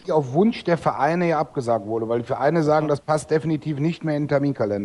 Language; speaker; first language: German; native; German